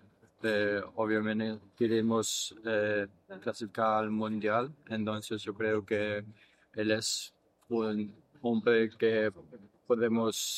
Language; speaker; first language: Spanish; non-native, fluent; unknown